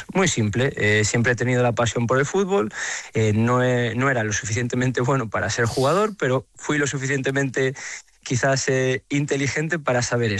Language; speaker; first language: Spanish; native; Spanish